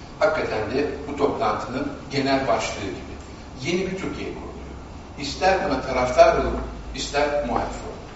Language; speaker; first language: Turkish; native; Turkish